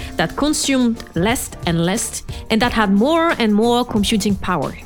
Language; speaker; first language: English; non-native, fluent; French